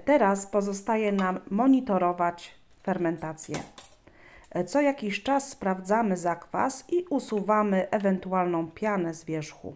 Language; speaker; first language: Polish; native; Polish